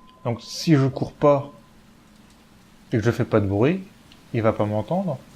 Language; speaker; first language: French; native; French